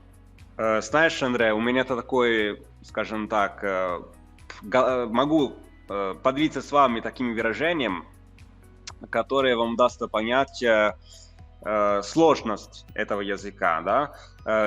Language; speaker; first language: Russian; non-native, fluent; Italian